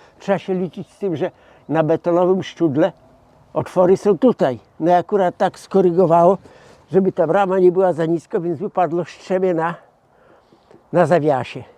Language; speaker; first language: Polish; native; Polish